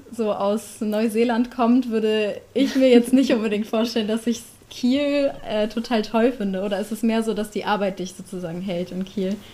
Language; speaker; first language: German; native; German